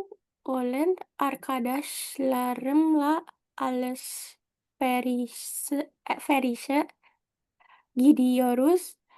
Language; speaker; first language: Turkish; non-native, learner; Indonesian